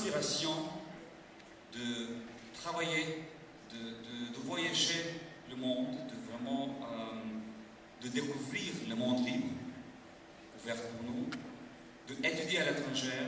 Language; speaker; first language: French; non-native, fluent; Lithuanian